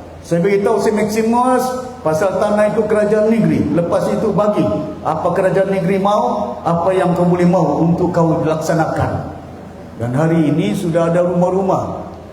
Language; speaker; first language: Malay; native; Malay